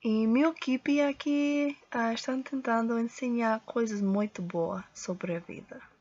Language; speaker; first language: Portuguese; non-native, learner; English